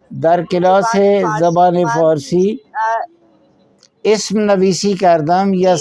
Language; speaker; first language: Persian; non-native, fluent; Urdu